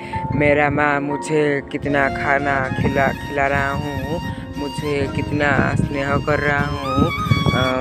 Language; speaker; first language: Hindi; non-native, local second language; Odia